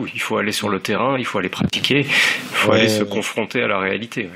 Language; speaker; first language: French; native; French